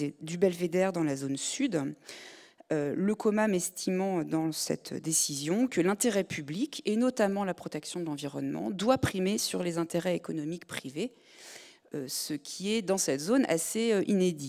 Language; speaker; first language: French; native; French